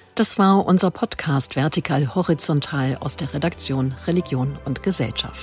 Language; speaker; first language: German; native; German